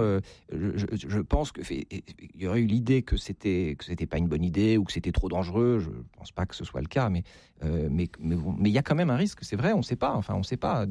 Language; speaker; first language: French; native; French